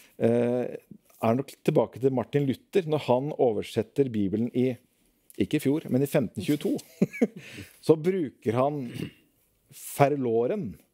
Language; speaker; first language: Norwegian; native; Norwegian